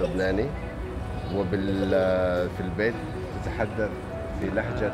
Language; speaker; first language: Arabic; non-native, fluent; English